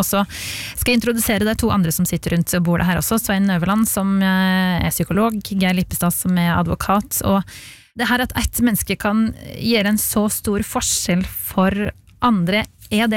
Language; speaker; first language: Norwegian; native; Norwegian